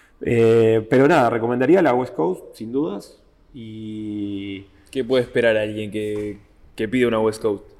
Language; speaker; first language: Spanish; native; Spanish